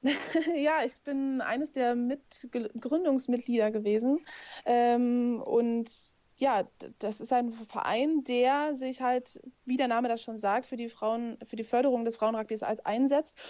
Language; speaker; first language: German; native; German